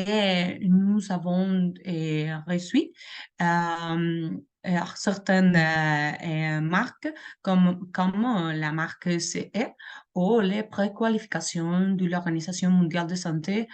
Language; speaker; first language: French; non-native, learner; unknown